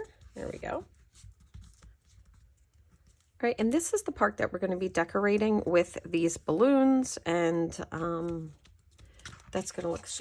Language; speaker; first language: English; native; English